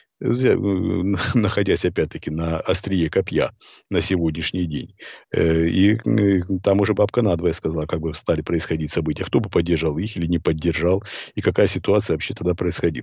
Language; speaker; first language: Russian; native; Russian